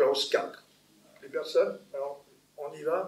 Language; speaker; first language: French; native; French